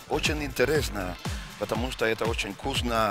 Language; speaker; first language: Russian; non-native, learner; Spanish